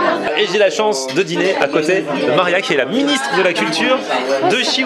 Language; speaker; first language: French; native; French